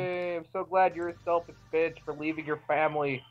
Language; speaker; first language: English; native; English